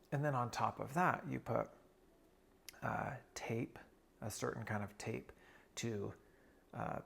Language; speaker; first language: English; native; English